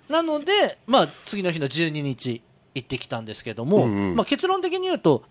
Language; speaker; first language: Japanese; native; Japanese